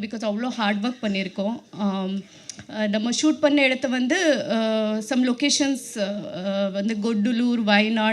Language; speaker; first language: Tamil; non-native, learner; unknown